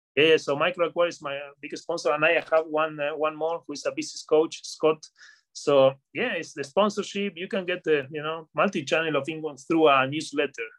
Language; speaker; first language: English; non-native, fluent; Spanish